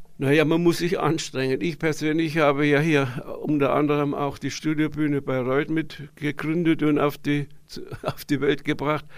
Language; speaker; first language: German; native; German